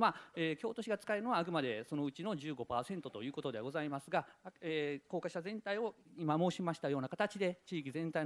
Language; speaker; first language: Japanese; native; Japanese